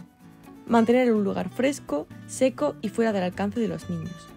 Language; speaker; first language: Spanish; native; Spanish